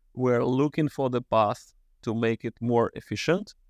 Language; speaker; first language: English; non-native, fluent; Russian